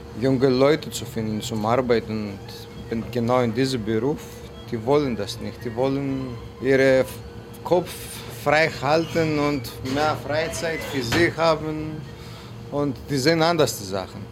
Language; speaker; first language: German; non-native, learner; Greek